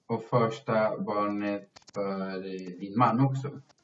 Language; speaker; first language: Swedish; non-native, fluent; Spanish